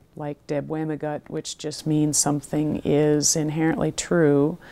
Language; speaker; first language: English; native; English